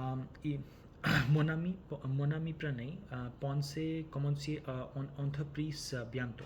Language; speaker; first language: French; non-native, learner; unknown